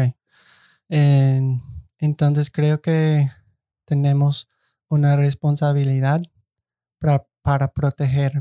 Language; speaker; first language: Spanish; non-native, fluent; English